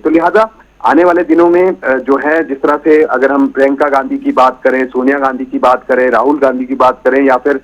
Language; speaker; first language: Hindi; native; Hindi